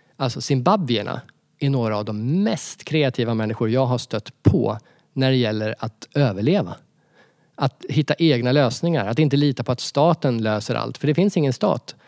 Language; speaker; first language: Swedish; native; Swedish